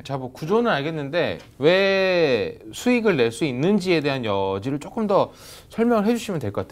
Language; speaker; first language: Korean; native; Korean